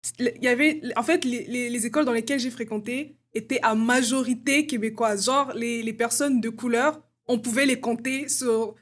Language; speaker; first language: French; early bilingual, other home language; Kongo